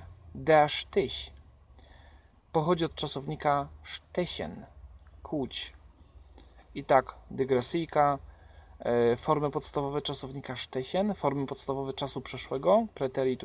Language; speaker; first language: Polish; native; Polish